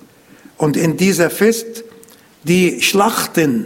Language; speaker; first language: German; non-native, learner; Arabic